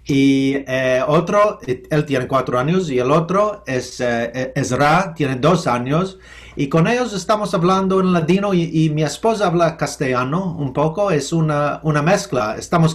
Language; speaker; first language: Spanish; non-native, fluent; English